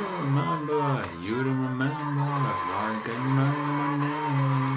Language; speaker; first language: English; non-native, fluent; Dutch